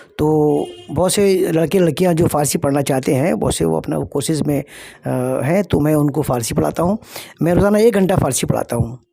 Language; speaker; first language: Urdu; native; Urdu